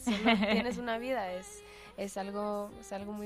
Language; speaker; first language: Spanish; early bilingual, heritage; Spanish